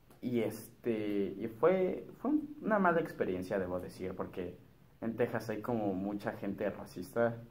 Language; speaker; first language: Spanish; native; Spanish